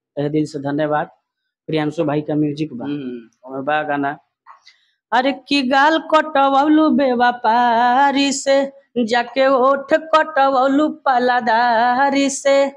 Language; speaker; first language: Hindi; non-native, local second language; Bhojpuri